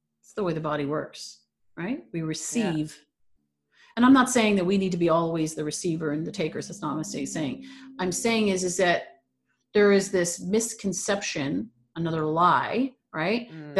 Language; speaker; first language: English; native; English